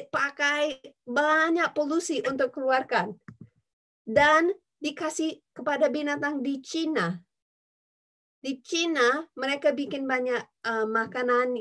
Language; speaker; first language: Indonesian; non-native, fluent; English